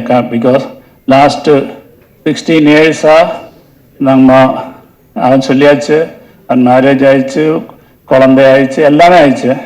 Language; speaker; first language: Tamil; non-native, learner; Malayalam